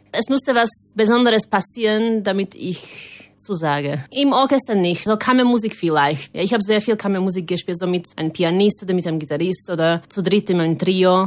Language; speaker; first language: German; non-native, fluent; Hungarian